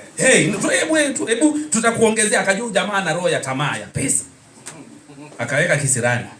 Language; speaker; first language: Swahili; non-native, local second language; Kamba